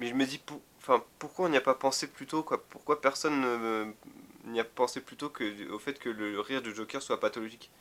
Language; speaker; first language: French; native; French